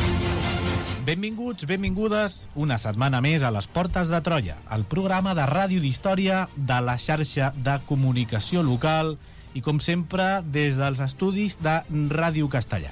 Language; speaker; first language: Catalan; native; Catalan